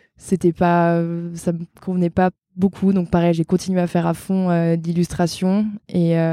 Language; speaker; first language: French; native; French